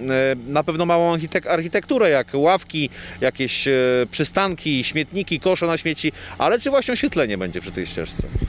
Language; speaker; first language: Polish; native; Polish